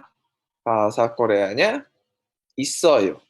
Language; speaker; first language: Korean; non-native, fluent; Indonesian